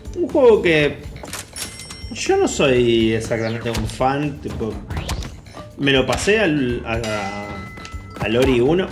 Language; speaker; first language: Spanish; native; Spanish